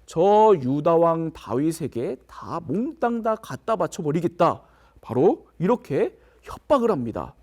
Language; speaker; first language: Korean; native; Korean